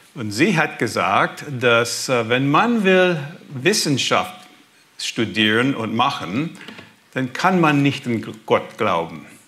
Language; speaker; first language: German; early bilingual, heritage; German